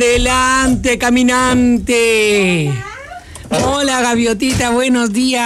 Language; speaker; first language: Spanish; native; Spanish